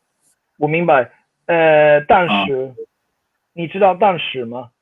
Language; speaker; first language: Chinese; non-native, fluent; Swedish